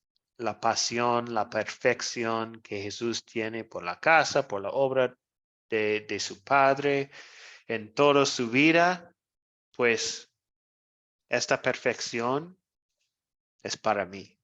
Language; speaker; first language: Spanish; non-native, fluent; English